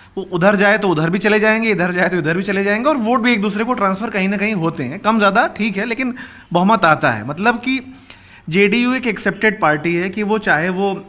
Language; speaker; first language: Hindi; native; Hindi